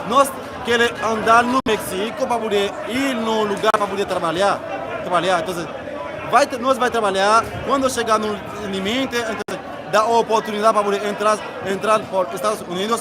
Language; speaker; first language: Portuguese; non-native, learner; Haitian Creole